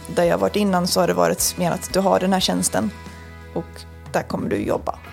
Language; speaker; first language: Swedish; non-native, fluent; Spanish